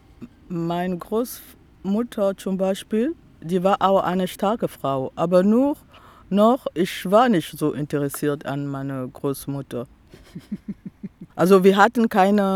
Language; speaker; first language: German; non-native, fluent; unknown